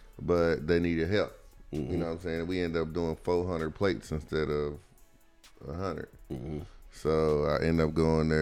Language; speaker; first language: English; native; English